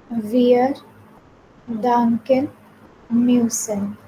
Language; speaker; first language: German; non-native, fluent; Hindi